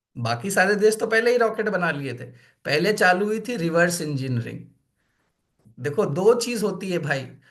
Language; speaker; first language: Hindi; native; Hindi